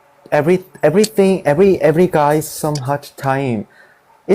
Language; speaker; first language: English; non-native, learner; Korean